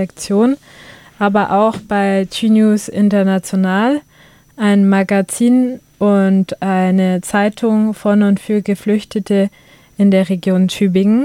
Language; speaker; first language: German; native; German